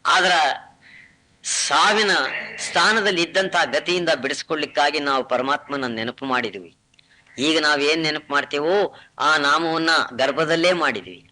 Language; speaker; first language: Kannada; non-native, local second language; Telugu